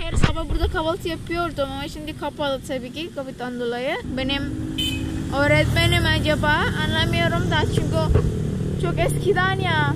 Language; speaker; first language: Turkish; non-native, learner; Javanese